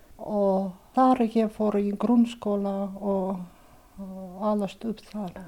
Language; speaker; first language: Icelandic; non-native, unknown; Ukrainian